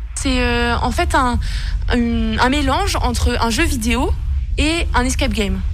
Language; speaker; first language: French; native; French